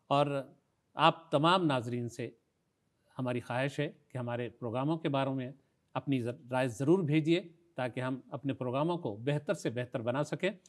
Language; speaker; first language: Urdu; native; Urdu